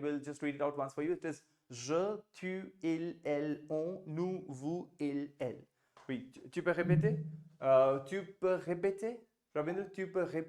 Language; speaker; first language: French; non-native, fluent; Hindi